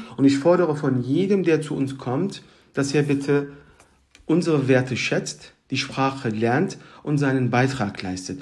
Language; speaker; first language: German; early bilingual, other home language; Turkish